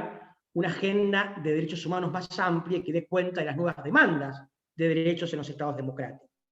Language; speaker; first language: Spanish; native; Spanish